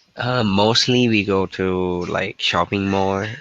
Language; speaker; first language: English; non-native, learner; Thai